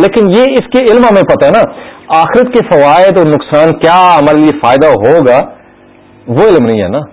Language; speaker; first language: Urdu; early bilingual, other home language; English